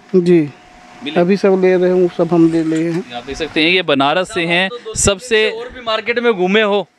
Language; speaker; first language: Hindi; native; Hindi